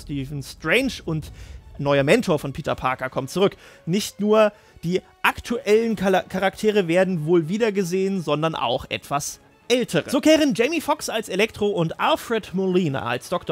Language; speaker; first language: German; native; German